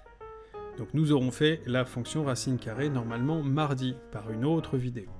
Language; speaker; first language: French; native; French